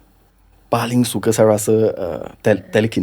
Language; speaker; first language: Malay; non-native, local second language; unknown